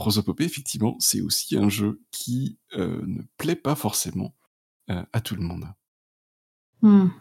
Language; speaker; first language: French; native; French